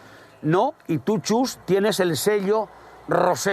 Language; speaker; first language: Spanish; native; Spanish